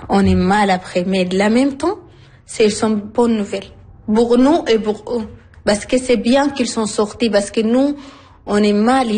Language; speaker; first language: French; non-native, learner; Arabic